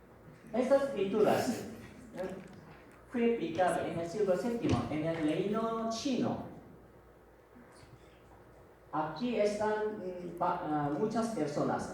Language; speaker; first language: Spanish; non-native, fluent; Korean